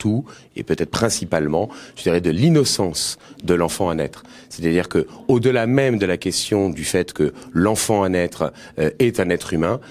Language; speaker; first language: French; native; French